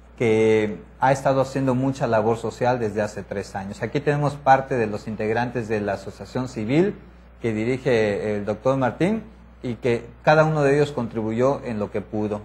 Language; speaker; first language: Spanish; native; Spanish